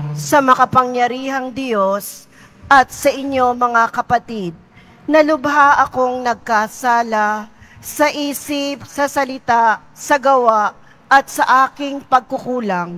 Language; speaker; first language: Filipino; native; Filipino